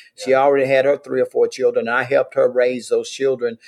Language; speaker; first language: English; native; English